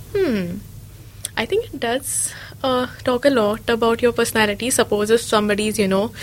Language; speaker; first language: English; non-native, local second language; Marathi